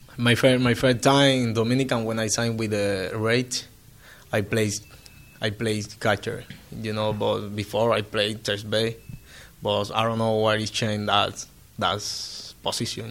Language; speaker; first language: English; non-native, learner; Spanish